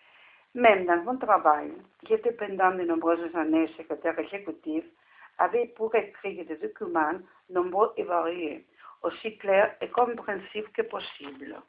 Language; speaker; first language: French; non-native, learner; Spanish